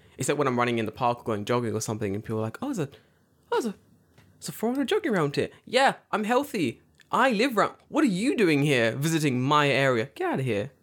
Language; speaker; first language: English; native; English